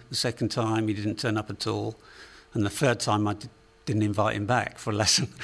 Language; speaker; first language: English; native; English